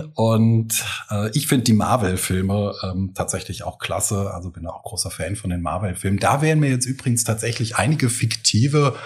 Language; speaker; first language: German; native; German